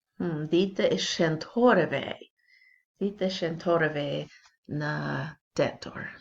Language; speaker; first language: Albanian; non-native, learner; English